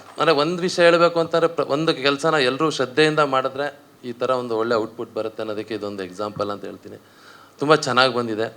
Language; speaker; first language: Kannada; native; Kannada